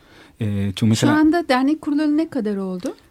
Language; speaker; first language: Turkish; native; Turkish